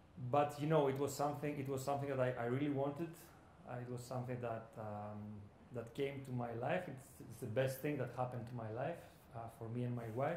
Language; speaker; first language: English; non-native, fluent; Greek